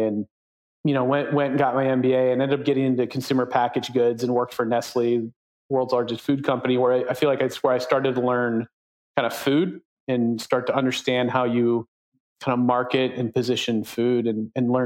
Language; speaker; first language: English; native; English